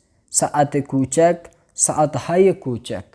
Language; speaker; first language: Persian; non-native, learner; Urdu